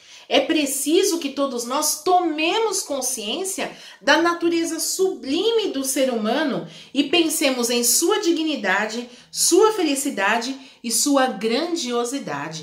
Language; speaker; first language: Portuguese; native; Portuguese